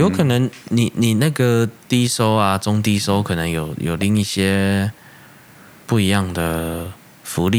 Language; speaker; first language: Chinese; native; Chinese